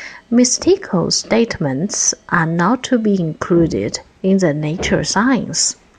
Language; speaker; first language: English; non-native, fluent; Chinese